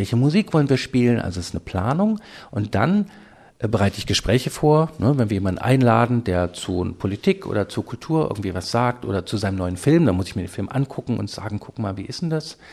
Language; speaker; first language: German; native; German